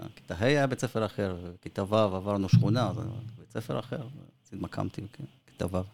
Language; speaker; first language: Hebrew; early bilingual, other home language; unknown